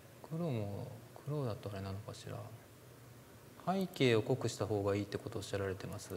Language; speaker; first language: Japanese; native; Japanese